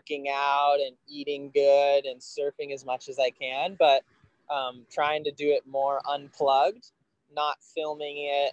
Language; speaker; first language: English; native; English